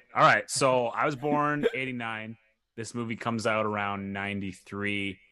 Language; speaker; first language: English; native; English